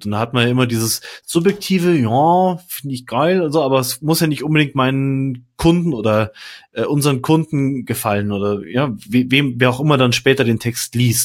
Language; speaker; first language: German; native; German